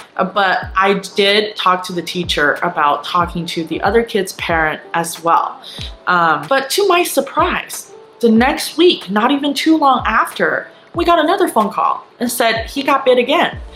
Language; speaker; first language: English; non-native, fluent; Chinese